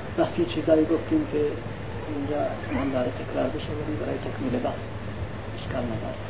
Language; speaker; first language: Persian; non-native, local second language; Central Kurdish